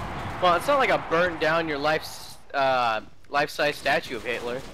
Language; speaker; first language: English; native; English